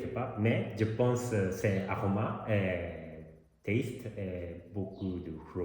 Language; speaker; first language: French; non-native, learner; Japanese